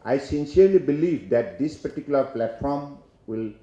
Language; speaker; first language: English; non-native, local second language; Assamese